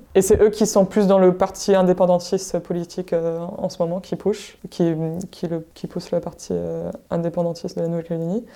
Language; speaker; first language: French; non-native, local second language; English